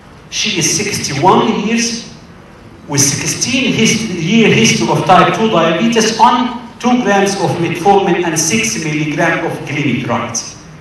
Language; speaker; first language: English; non-native, fluent; Arabic